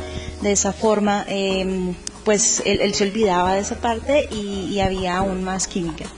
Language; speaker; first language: Spanish; native; Spanish